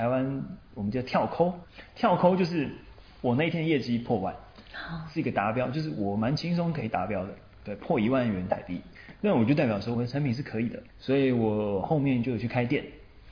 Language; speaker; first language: Chinese; native; Chinese